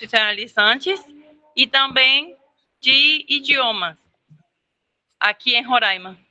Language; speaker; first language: Portuguese; non-native, fluent; Spanish